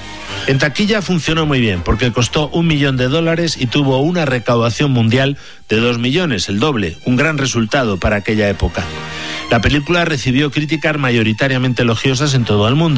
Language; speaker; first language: Spanish; native; Spanish